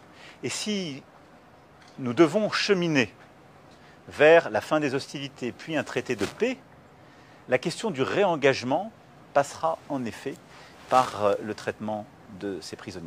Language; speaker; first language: French; native; French